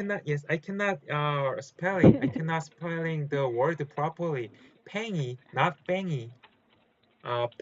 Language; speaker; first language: English; non-native, learner; Korean